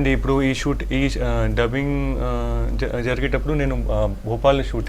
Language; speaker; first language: Telugu; non-native, fluent; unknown